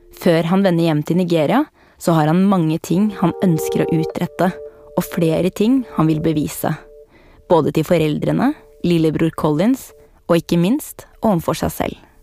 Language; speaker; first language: Norwegian; native; Norwegian